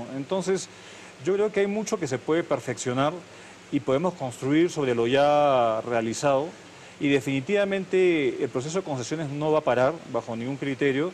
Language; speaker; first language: Spanish; native; Spanish